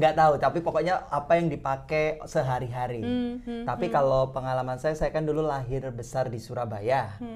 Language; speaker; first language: Indonesian; native; Indonesian